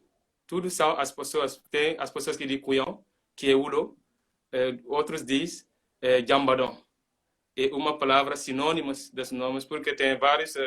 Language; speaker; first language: Portuguese; non-native, learner; Mandingo